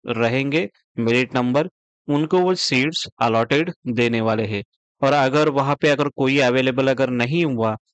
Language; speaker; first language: Hindi; non-native, local second language; Marathi